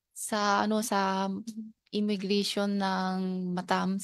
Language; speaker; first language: Filipino; non-native, learner; Chinese